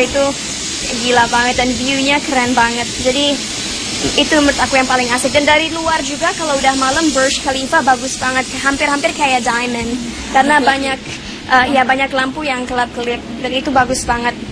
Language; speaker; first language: Indonesian; non-native, local second language; English